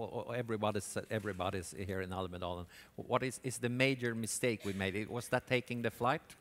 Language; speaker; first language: English; non-native, fluent; Swedish